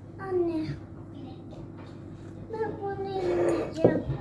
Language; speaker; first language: Turkish; early bilingual, heritage; Turkish